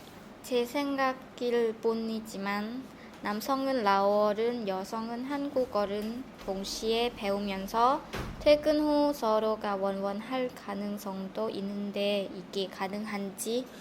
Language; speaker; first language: Korean; non-native, fluent; Lao